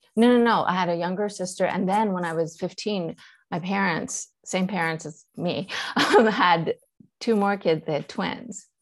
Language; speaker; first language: English; early bilingual, other home language; Persian